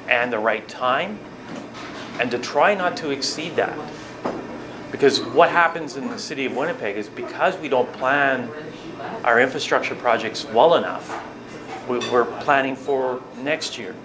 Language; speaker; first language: English; native; English